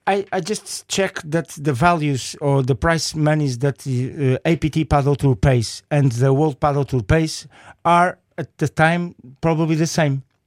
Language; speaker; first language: English; non-native, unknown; Portuguese